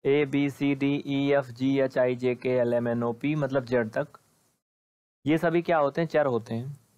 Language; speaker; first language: Hindi; native; Hindi